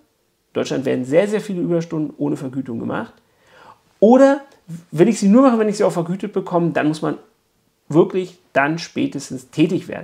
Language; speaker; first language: German; native; German